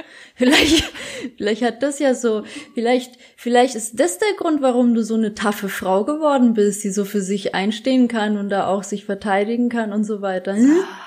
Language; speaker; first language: German; native; German